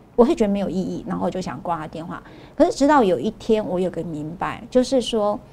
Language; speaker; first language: Chinese; non-native, local second language; Min Nan Chinese